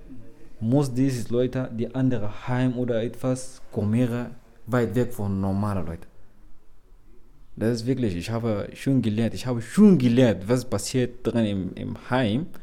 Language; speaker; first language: German; non-native, learner; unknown